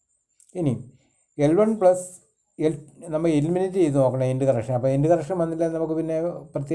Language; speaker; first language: Malayalam; native; Malayalam